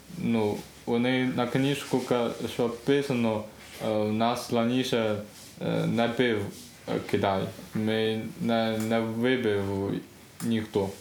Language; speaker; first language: Ukrainian; non-native, learner; Chinese